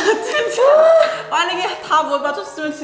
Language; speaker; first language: Korean; non-native, fluent; Thai